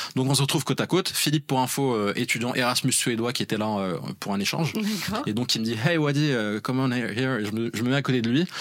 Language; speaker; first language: French; non-native, local second language; Arabic